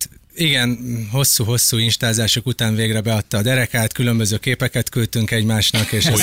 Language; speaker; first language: Hungarian; native; Hungarian